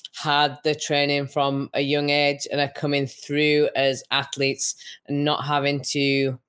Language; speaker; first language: English; native; English